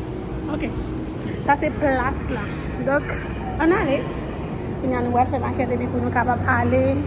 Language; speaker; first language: French; non-native, learner; Haitian Creole